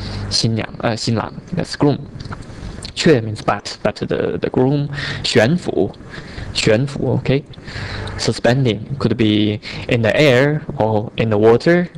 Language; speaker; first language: English; non-native, fluent; Chinese